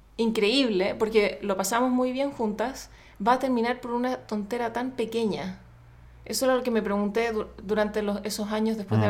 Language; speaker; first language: Spanish; native; Spanish